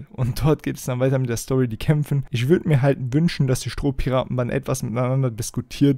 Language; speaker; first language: German; native; German